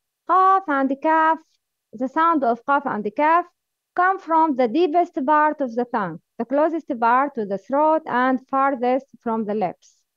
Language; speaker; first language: English; non-native, learner; Arabic